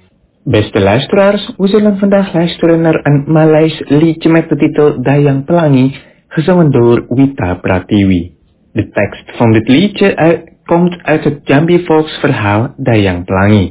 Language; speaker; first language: Dutch; non-native, fluent; Indonesian